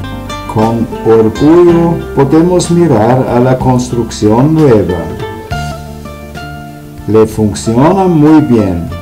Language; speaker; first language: Spanish; non-native, learner; German